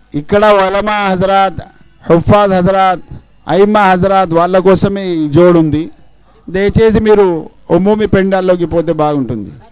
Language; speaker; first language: Urdu; native; Urdu